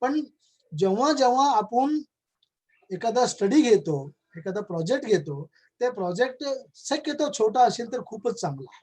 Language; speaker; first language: Marathi; non-native, local second language; Kannada